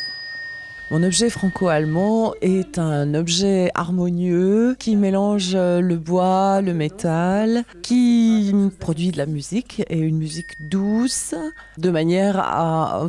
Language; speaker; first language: French; native; French